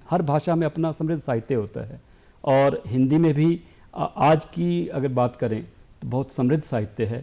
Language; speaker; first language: Hindi; native; Hindi